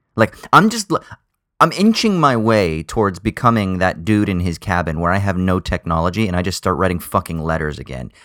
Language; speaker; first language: English; native; English